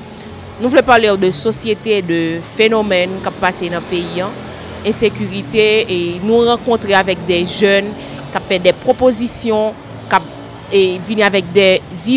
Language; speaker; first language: French; non-native, local second language; Haitian Creole